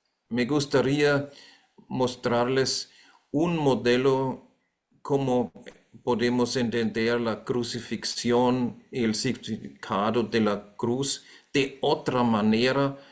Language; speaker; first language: Spanish; non-native, fluent; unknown